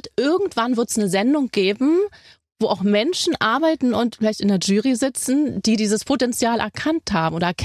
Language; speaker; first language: German; native; German